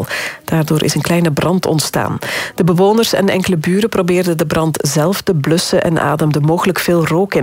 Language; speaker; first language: Dutch; native; Dutch